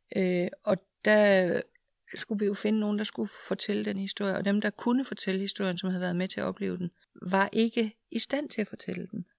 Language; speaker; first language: Danish; native; Danish